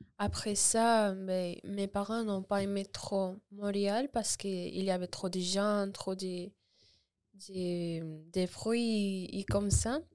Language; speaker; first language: French; non-native, learner; Spanish